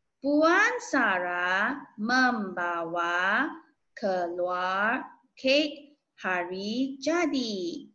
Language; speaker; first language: Malay; non-native, local second language; Chinese